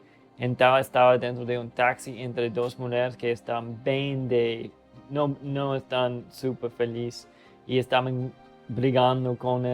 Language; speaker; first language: Portuguese; non-native, learner; English